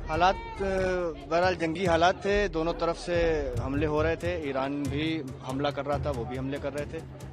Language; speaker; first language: Hindi; native; Hindi